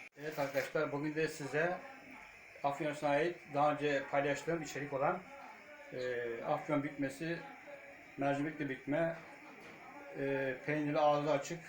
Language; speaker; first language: Turkish; native; Turkish